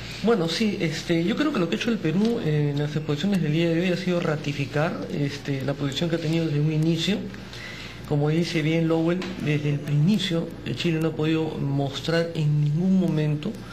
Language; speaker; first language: Spanish; native; Spanish